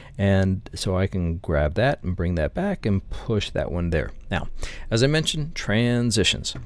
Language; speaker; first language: English; native; English